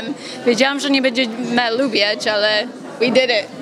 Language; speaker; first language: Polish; early bilingual, heritage; English